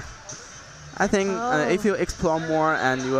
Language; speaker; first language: English; non-native, learner; Chinese